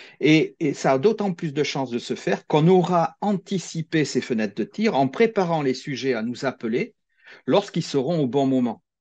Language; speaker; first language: French; native; French